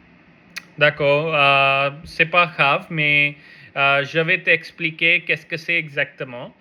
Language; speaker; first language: French; non-native, learner; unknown